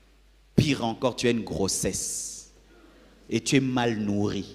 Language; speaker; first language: French; non-native, local second language; Lingala